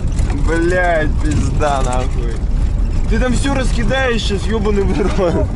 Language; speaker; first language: Russian; native; Russian